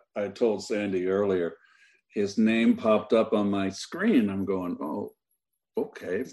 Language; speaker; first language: English; native; English